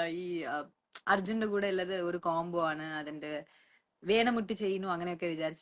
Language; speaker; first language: Malayalam; early bilingual, heritage; Malayalam